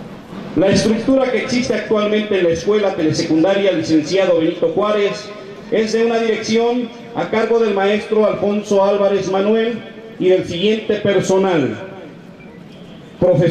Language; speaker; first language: Spanish; native; Spanish